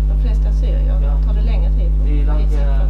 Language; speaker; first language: Swedish; native; Swedish